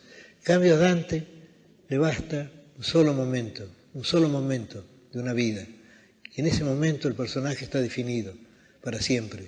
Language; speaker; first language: Spanish; native; Spanish